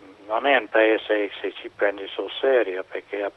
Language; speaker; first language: Italian; non-native, fluent; English